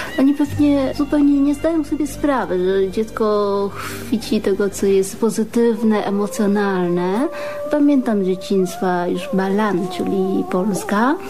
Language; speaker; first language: Polish; early bilingual, other home language; Vietnamese